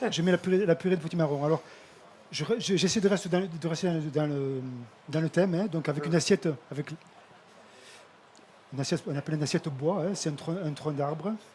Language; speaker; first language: French; native; French